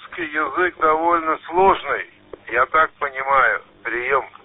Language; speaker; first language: Russian; native; Russian